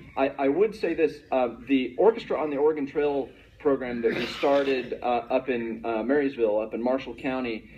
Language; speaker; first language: English; native; English